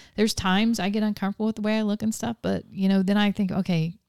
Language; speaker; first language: English; native; English